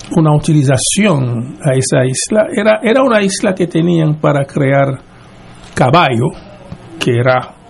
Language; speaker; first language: Spanish; non-native, fluent; Haitian Creole